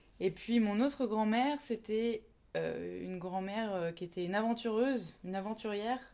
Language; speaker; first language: French; native; French